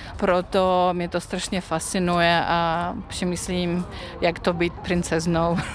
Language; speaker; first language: Czech; non-native, fluent; Russian